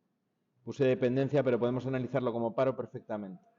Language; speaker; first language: Spanish; native; Spanish